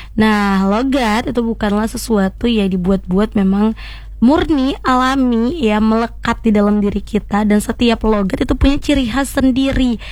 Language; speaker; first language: Indonesian; native; Indonesian